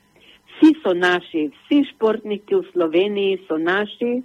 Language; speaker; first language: Slovenian; native; Slovenian